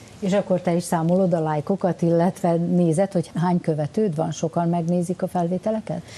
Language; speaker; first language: Hungarian; native; Hungarian